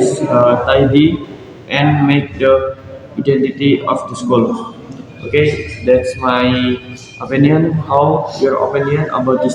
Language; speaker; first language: English; non-native, learner; Indonesian